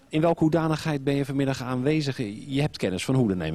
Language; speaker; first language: Dutch; native; Dutch